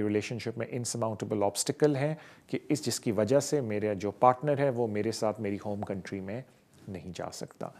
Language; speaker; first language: Urdu; native; Urdu